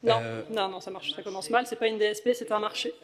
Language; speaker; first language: French; native; French